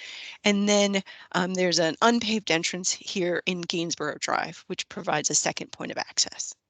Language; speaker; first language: English; native; English